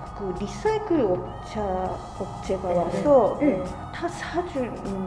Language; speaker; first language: Korean; non-native, fluent; Japanese